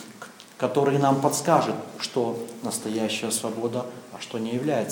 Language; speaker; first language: Czech; non-native, learner; Russian